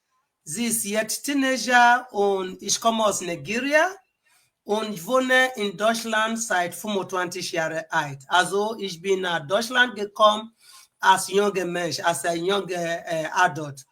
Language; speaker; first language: German; non-native, fluent; Igbo